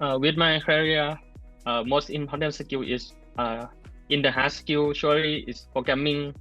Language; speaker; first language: English; non-native, learner; Thai